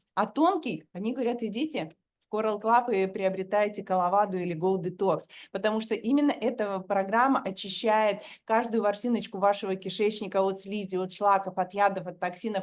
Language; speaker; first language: Russian; native; Russian